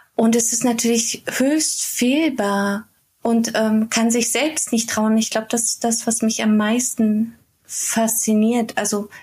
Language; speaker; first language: German; native; German